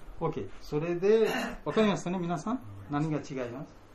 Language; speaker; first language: Japanese; non-native, learner; Bangla